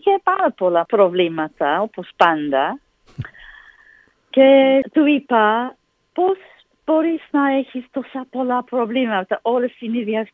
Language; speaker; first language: Greek; non-native, learner; English